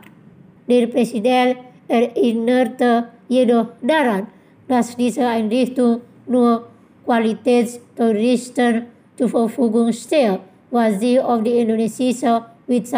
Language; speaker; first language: German; non-native, fluent; Indonesian